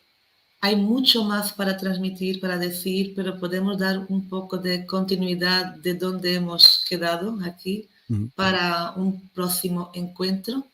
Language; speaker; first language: Spanish; non-native, fluent; Portuguese